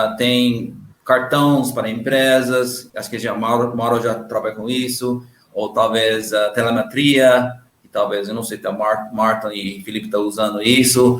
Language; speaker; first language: Portuguese; non-native, learner; English